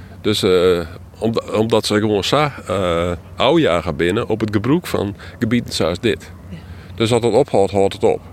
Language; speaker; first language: Dutch; non-native, local second language; Western Frisian